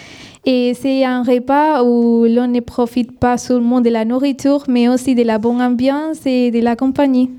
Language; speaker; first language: French; non-native, fluent; Spanish